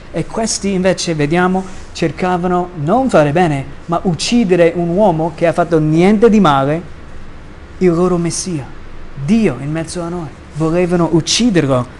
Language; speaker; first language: Italian; non-native, fluent; English